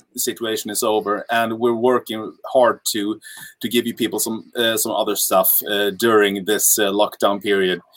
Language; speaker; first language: English; non-native, fluent; Swedish